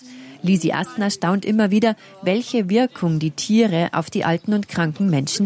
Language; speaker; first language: German; native; German